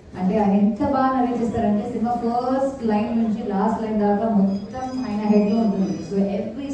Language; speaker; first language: Telugu; non-native, fluent; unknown